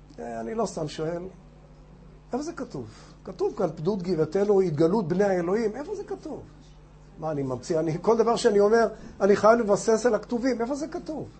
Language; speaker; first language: Hebrew; non-native, fluent; English